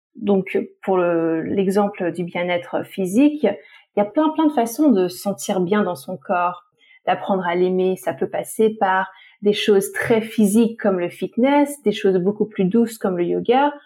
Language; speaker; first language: French; native; French